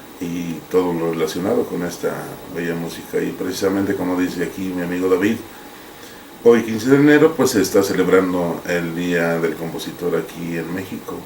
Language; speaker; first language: Spanish; native; Spanish